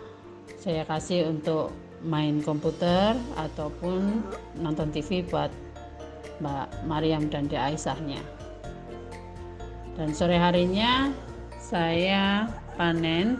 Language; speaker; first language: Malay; non-native, local second language; Javanese